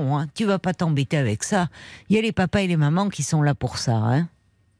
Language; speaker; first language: French; native; French